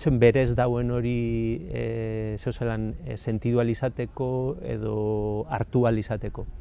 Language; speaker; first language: Basque; native; Basque